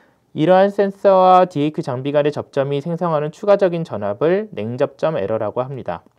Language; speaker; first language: Korean; native; Korean